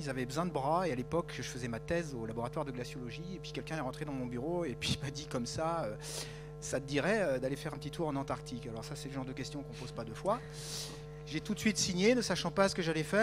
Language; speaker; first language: French; native; French